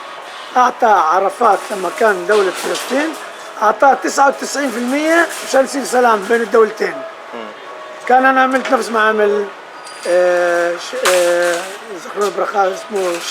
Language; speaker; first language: Arabic; native; Arabic